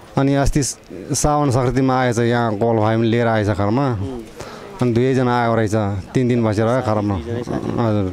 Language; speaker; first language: Nepali; non-native, local second language; Eastern Tamang